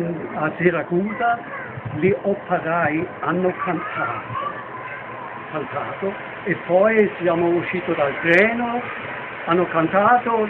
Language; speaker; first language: Italian; non-native, fluent; German